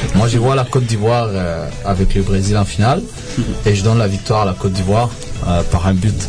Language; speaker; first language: French; native; French